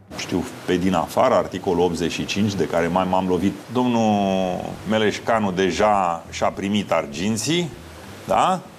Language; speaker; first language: Romanian; non-native, local second language; Hungarian